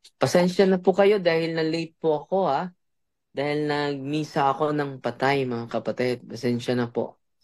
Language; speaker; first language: Filipino; non-native, local second language; Cebuano